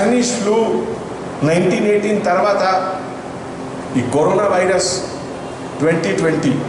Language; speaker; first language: Telugu; non-native, fluent; Hindi